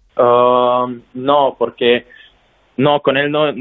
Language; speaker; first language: Spanish; non-native, fluent; Slovenian